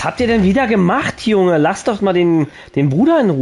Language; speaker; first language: German; native; German